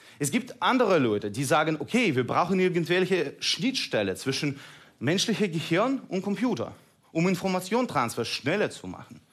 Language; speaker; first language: German; non-native, fluent; Russian